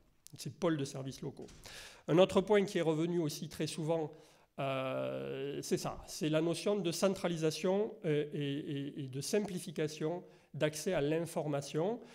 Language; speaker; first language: French; native; French